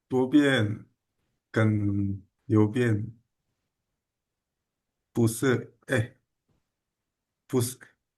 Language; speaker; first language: Chinese; non-native, learner; Indonesian